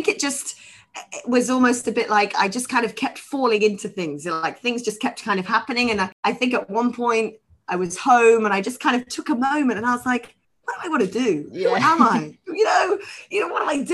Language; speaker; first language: English; native; English